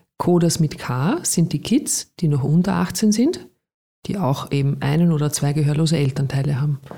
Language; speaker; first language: German; native; German